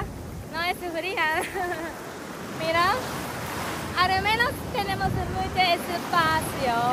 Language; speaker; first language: Spanish; non-native, fluent; Japanese